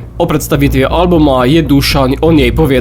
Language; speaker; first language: Slovenian; native; Slovenian